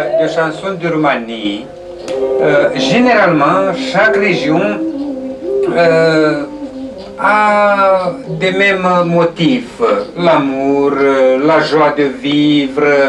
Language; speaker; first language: French; non-native, learner; Romanian